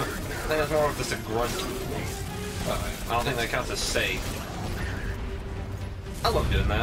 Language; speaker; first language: English; native; English